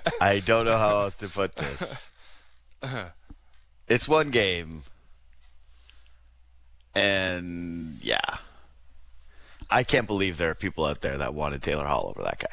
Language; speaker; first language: English; native; English